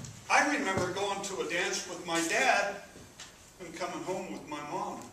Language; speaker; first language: English; native; English